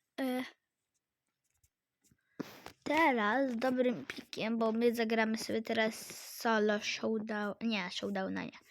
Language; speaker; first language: Polish; native; Polish